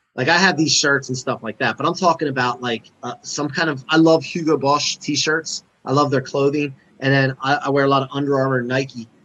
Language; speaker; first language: English; non-native, fluent; Chinese